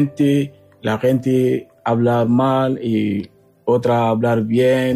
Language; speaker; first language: Spanish; non-native, learner; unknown